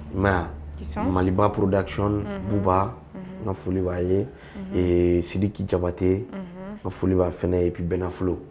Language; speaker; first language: French; non-native, local second language; Tamasheq